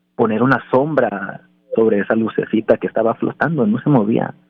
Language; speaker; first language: Spanish; early bilingual, heritage; Spanish